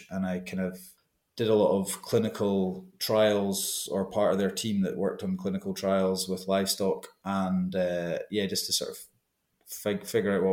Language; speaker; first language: English; native; English